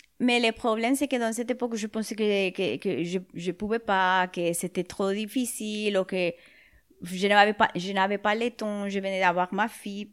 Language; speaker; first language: French; non-native, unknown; Spanish